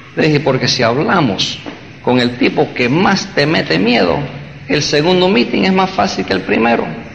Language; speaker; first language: Spanish; early bilingual, heritage; Spanish